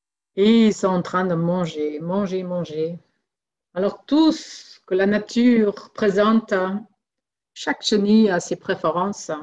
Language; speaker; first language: French; non-native, fluent; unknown